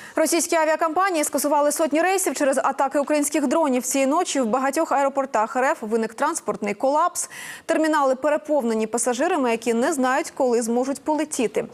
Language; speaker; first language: Ukrainian; native; Ukrainian